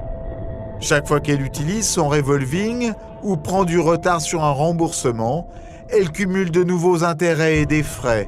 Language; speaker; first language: French; native; French